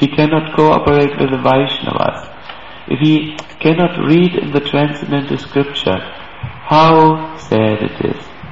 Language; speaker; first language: English; non-native, fluent; German